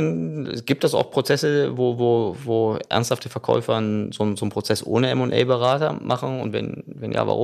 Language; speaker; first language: German; native; German